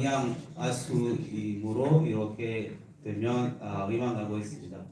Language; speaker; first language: Korean; non-native, learner; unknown